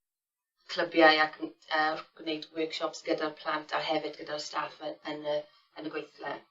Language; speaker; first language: Welsh; non-native, local second language; English